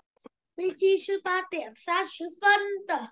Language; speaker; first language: Chinese; non-native, learner; Vietnamese